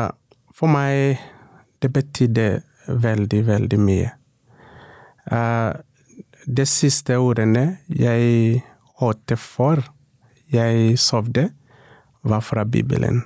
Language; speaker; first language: Norwegian; non-native, local second language; Swahili